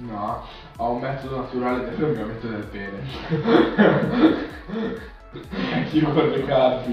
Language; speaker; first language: Italian; native; Italian